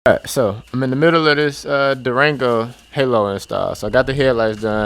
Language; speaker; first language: English; native; English